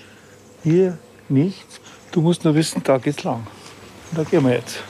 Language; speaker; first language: German; native; German